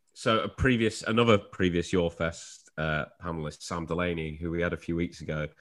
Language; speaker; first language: English; native; English